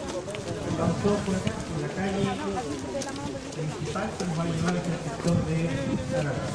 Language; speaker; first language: Spanish; native; Spanish